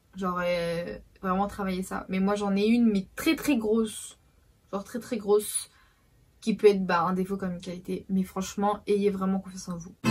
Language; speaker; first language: French; early bilingual, other home language; Portuguese